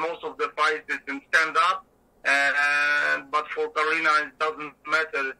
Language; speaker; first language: English; non-native, learner; Polish